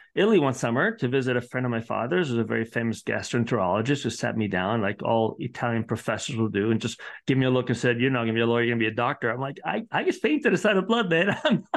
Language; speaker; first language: English; early bilingual, other home language; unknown